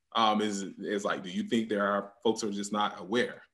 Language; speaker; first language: English; native; English